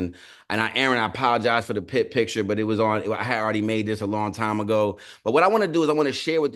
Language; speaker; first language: English; native; English